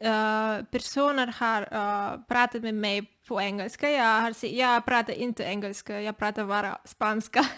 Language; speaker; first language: Swedish; non-native, learner; Spanish